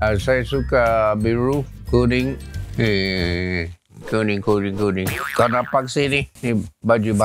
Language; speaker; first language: Indonesian; non-native, learner; English